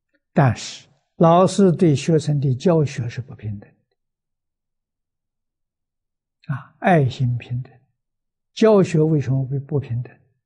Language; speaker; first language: Chinese; native; Chinese